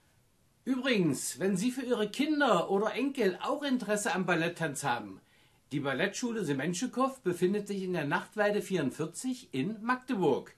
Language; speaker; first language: German; native; German